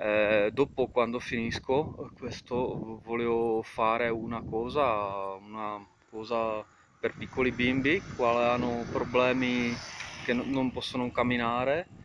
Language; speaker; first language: Italian; non-native, fluent; Czech